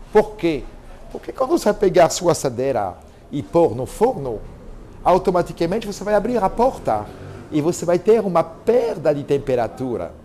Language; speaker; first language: Portuguese; non-native, fluent; French